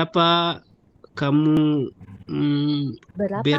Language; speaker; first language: Indonesian; non-native, learner; Nyanja